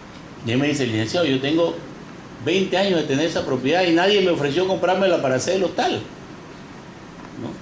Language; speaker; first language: Spanish; native; Spanish